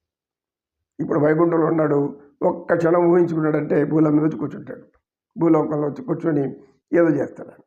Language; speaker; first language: Telugu; native; Telugu